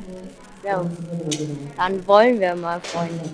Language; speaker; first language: German; native; German